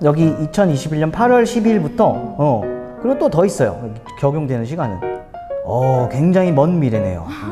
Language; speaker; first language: Korean; native; Korean